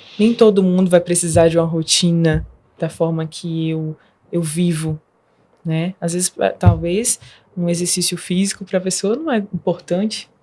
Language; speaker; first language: Portuguese; native; Portuguese